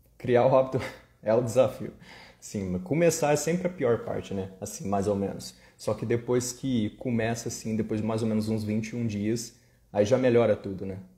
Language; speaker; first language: Portuguese; native; Portuguese